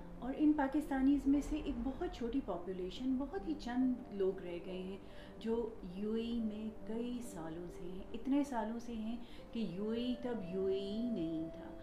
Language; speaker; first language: Urdu; native; Urdu